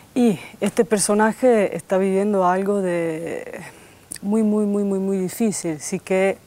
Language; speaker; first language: Spanish; non-native, fluent; Italian